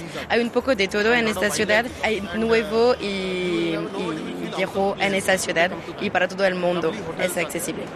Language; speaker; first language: Spanish; non-native, learner; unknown